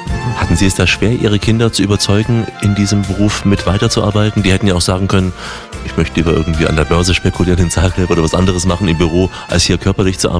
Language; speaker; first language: German; native; German